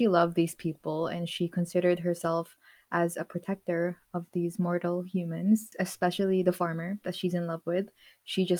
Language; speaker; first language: English; non-native, local second language; Filipino